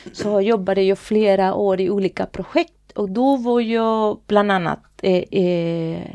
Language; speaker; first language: Swedish; non-native, fluent; Spanish